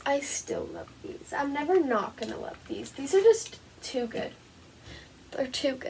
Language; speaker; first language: English; native; English